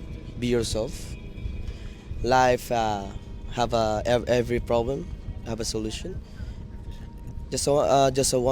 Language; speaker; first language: English; non-native, local second language; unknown